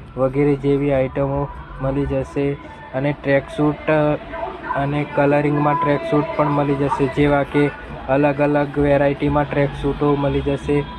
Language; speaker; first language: Gujarati; native; Gujarati